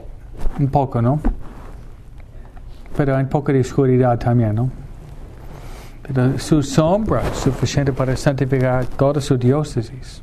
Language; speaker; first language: Spanish; non-native, fluent; English